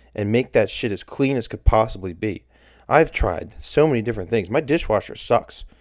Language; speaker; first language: English; native; English